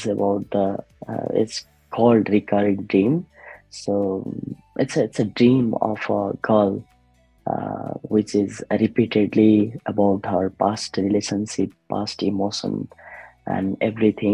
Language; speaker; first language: English; non-native, learner; Nepali